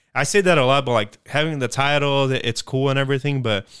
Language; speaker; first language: English; non-native, fluent; Portuguese